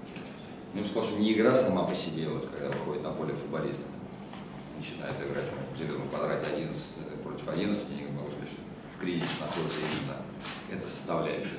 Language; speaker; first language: Russian; native; Russian